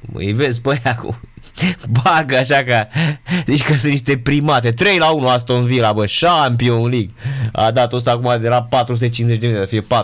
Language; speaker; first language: Romanian; native; Romanian